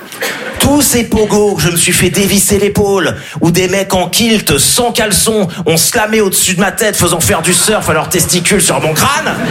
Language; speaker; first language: French; native; French